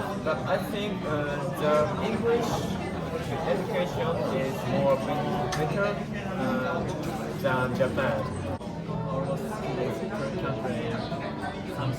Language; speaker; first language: English; non-native, learner; Japanese